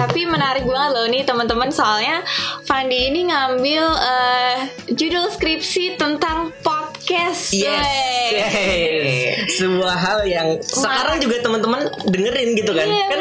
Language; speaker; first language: Indonesian; native; Indonesian